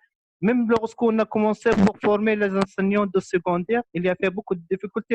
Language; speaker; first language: French; non-native, local second language; Arabic